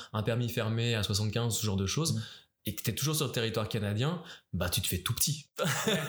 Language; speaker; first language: French; native; French